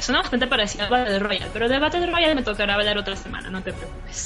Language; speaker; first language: Spanish; native; Spanish